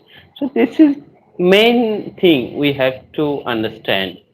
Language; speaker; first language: English; non-native, learner; Bangla